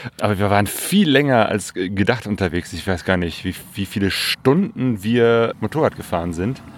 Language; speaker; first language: German; native; German